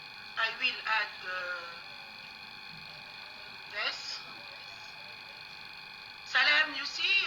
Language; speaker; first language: English; non-native, learner; Arabic